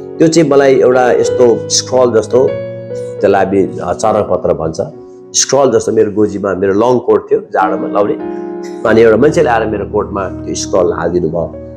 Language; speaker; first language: Nepali; native; Nepali